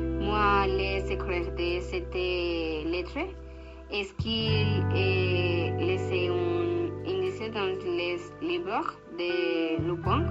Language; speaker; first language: French; non-native, learner; Spanish